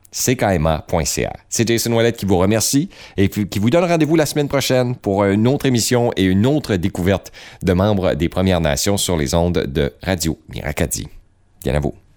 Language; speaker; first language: French; native; French